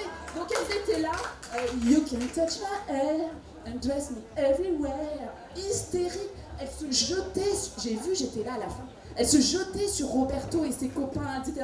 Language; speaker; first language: French; native; French